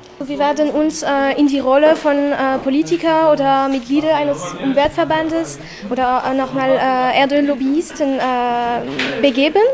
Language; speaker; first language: German; non-native, fluent; French